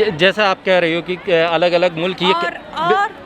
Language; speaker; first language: Hindi; native; Hindi